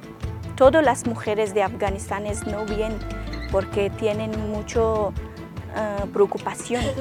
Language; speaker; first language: Spanish; non-native, learner; Persian